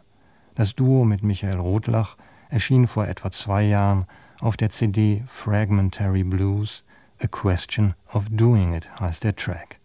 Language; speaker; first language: German; native; German